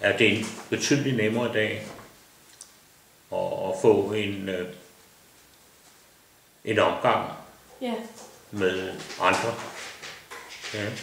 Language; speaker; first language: Danish; native; Danish